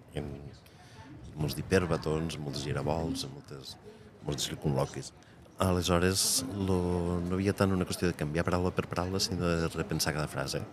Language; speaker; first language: Catalan; native; Catalan